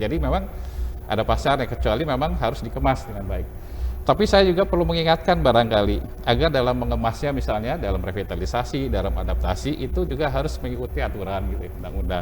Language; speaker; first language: Indonesian; native; Indonesian